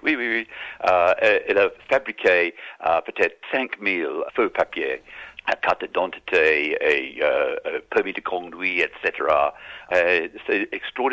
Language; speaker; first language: French; non-native, learner; English